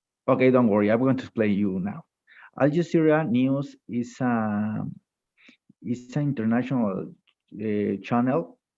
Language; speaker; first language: English; non-native, fluent; Spanish